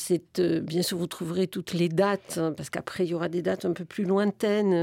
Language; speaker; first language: French; native; French